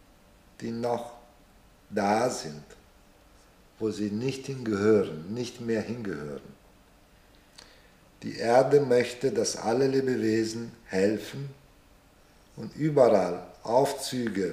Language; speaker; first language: German; non-native, fluent; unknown